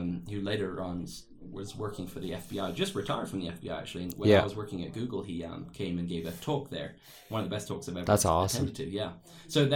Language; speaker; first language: English; native; English